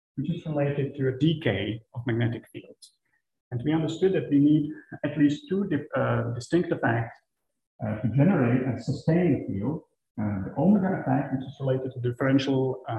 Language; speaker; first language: English; non-native, fluent; Czech